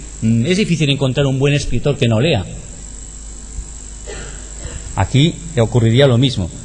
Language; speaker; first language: Spanish; native; Spanish